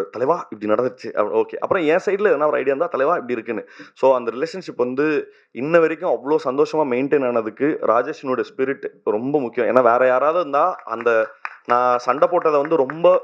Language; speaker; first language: Tamil; native; Tamil